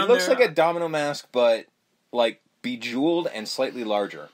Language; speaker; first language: English; native; English